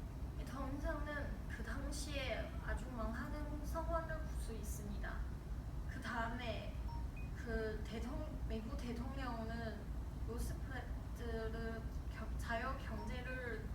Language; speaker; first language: Korean; non-native, learner; Chinese